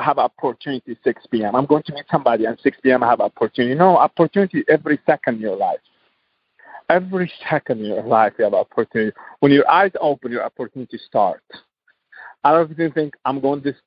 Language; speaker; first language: English; non-native, learner; Arabic